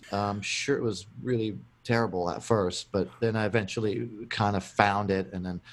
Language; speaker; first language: English; native; English